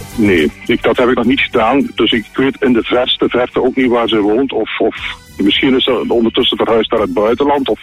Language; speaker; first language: Dutch; native; Dutch